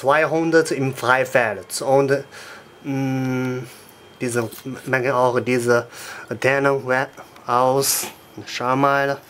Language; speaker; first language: German; non-native, learner; Chinese